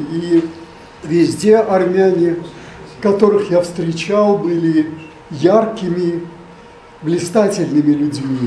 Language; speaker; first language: Russian; native; Russian